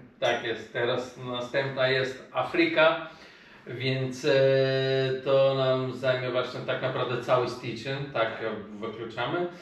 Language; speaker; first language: Polish; non-native, fluent; Macedonian